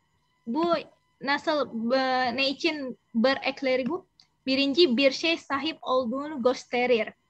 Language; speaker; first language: Turkish; non-native, fluent; Indonesian